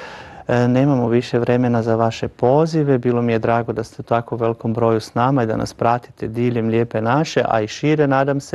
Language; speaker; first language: Croatian; native; Croatian